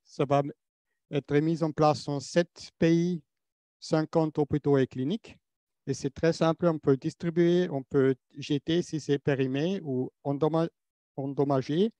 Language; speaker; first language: French; non-native, fluent; English